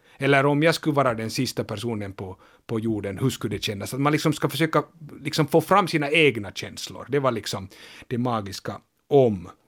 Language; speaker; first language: Swedish; native; Swedish